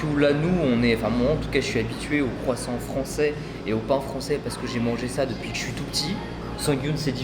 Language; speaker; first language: French; native; French